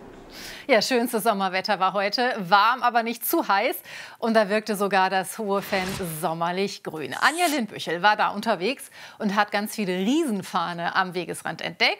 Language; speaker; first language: German; native; German